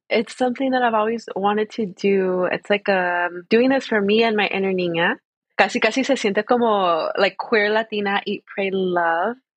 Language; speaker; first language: English; early bilingual, other home language; Spanish